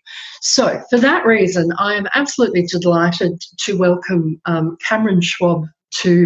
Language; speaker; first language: English; native; English